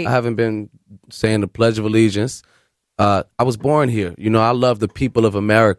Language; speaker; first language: English; native; English